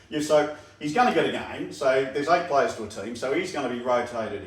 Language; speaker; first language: English; native; English